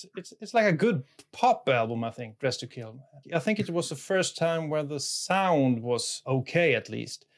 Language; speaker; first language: English; non-native, fluent; Swedish